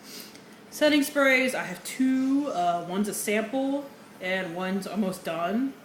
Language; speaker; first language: English; native; English